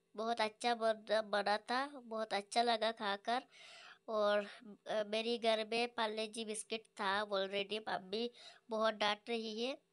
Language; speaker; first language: Hindi; native; Hindi